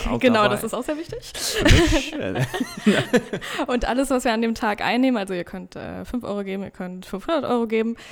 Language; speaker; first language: German; native; German